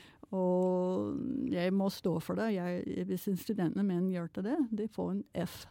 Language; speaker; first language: Norwegian; non-native, fluent; English